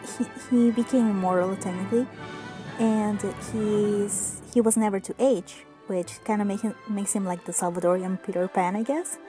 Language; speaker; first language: English; non-native, fluent; Spanish